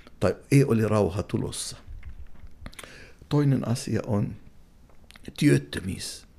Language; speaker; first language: Finnish; non-native, fluent; Arabic